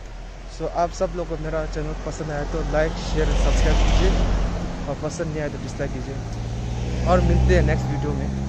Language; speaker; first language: Hindi; non-native, local second language; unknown